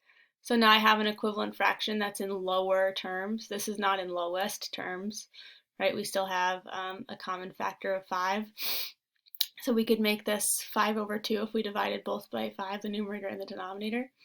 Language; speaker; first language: English; native; English